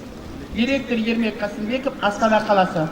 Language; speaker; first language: Kazakh; native; Kazakh